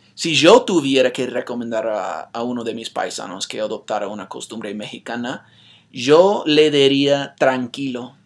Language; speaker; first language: Spanish; non-native, fluent; English